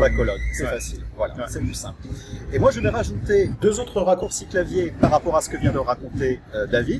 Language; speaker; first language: French; native; French